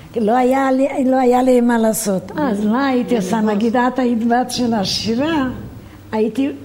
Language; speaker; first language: Hebrew; non-native, fluent; Romanian